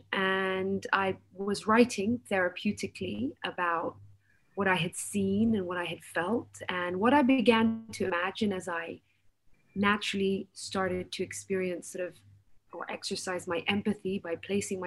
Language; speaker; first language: English; native; English